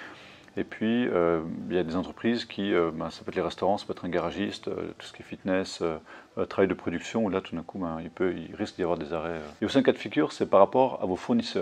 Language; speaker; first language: French; native; French